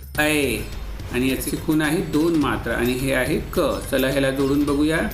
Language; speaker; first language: Marathi; non-native, local second language; Urdu